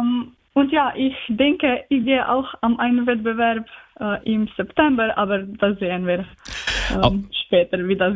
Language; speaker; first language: German; non-native, learner; Slovenian